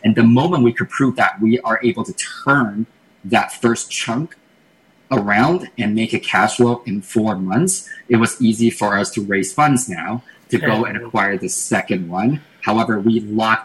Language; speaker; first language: English; non-native, fluent; Chinese